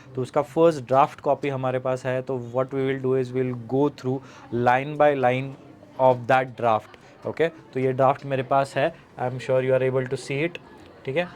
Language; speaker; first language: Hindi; non-native, local second language; Marathi